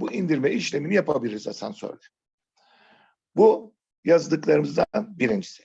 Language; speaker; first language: Turkish; native; Turkish